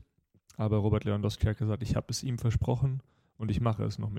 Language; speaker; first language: German; native; German